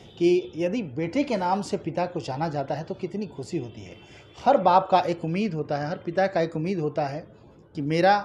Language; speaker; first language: Hindi; native; Hindi